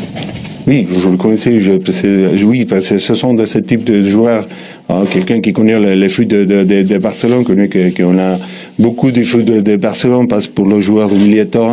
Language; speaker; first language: French; non-native, learner; Spanish